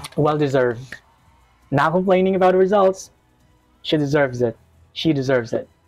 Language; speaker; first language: English; non-native, local second language; Hiligaynon